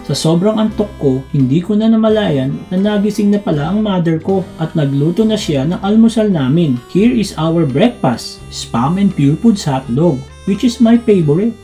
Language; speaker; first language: Filipino; native; Filipino